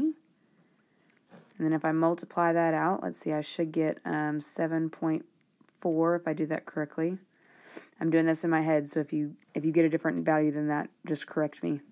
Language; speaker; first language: English; native; English